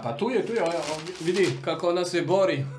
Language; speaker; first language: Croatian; non-native, learner; French